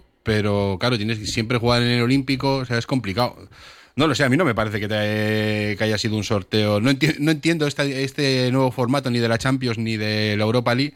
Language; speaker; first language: Spanish; native; Spanish